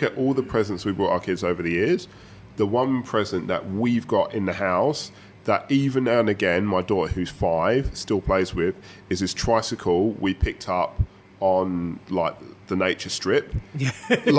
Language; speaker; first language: English; native; English